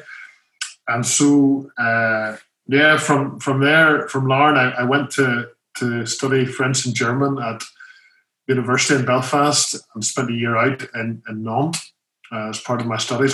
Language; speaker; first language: English; native; English